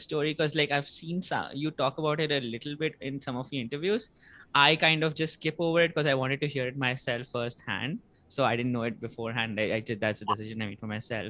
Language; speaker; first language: English; non-native, local second language; Bangla